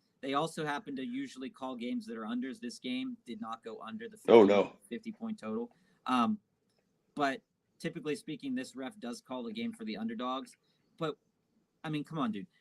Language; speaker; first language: English; native; English